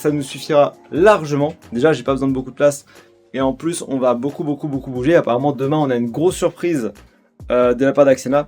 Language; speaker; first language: French; native; French